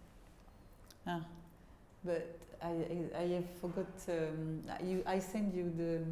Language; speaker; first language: English; non-native, fluent; French